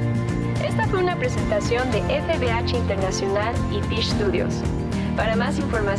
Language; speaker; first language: Spanish; native; Spanish